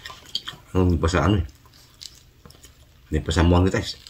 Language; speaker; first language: Filipino; native; Filipino